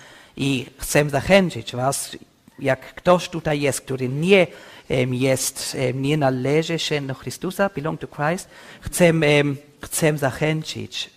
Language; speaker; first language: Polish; non-native, learner; English